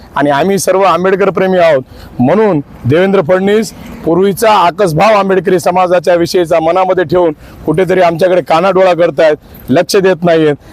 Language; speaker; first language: Marathi; native; Marathi